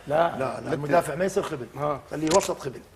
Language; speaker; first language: Arabic; native; Arabic